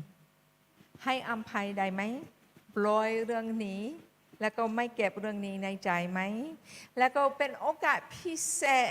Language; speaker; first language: Thai; non-native, fluent; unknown